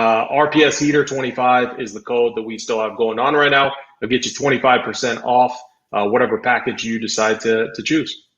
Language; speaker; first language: English; native; English